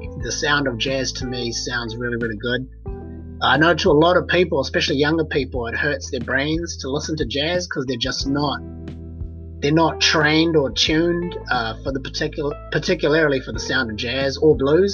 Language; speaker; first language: English; native; English